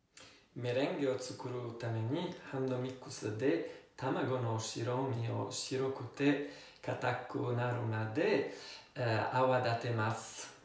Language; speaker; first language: Japanese; non-native, learner; Italian